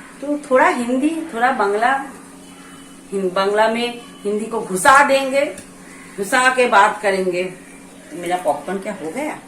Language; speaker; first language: Hindi; non-native, local second language; Bangla